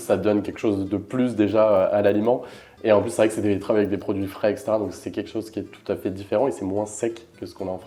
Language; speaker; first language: French; native; French